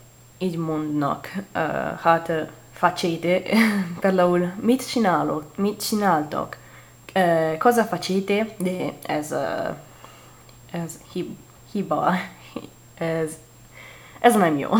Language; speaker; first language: Hungarian; non-native, learner; Italian